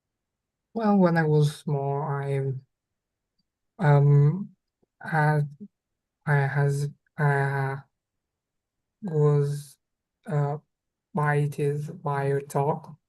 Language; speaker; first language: English; non-native, learner; Vietnamese